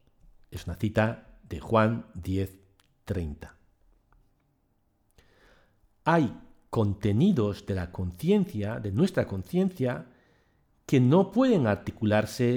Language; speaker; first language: Spanish; native; Spanish